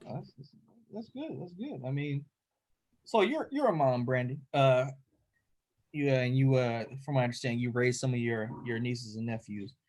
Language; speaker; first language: English; native; English